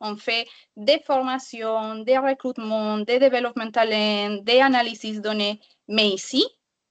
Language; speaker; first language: French; non-native, learner; Spanish